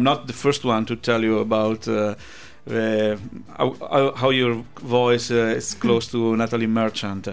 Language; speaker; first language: English; non-native, fluent; Italian